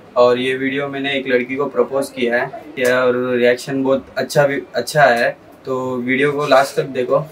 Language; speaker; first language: Hindi; non-native, local second language; Tamil